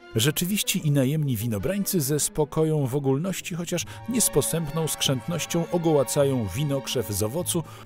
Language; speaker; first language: Polish; native; Polish